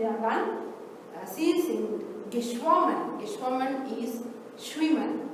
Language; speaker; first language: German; non-native, fluent; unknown